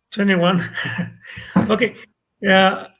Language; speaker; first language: English; non-native, fluent; Spanish